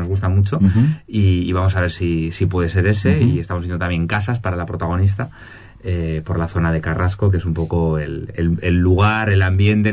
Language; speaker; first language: Spanish; native; Spanish